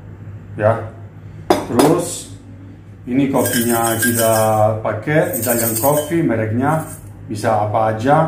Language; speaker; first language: Indonesian; non-native, fluent; Italian